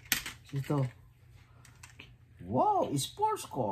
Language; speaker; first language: English; non-native, local second language; Filipino